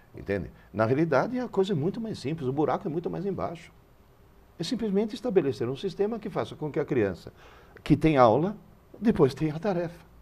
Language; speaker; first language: Portuguese; early bilingual, other home language; Italian